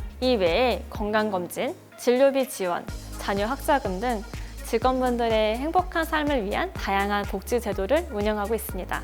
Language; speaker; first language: Korean; native; Korean